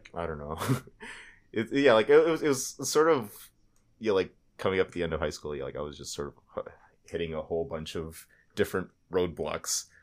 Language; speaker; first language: English; early bilingual, other home language; Filipino